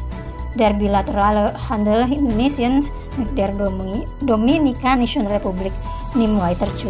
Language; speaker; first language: German; non-native, fluent; Indonesian